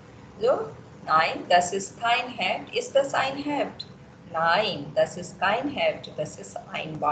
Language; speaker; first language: German; non-native, fluent; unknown